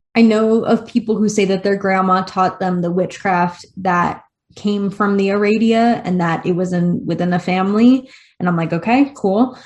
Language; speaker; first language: English; native; English